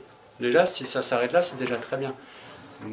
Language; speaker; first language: French; native; French